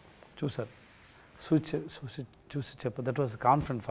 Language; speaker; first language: Telugu; non-native, learner; Tamil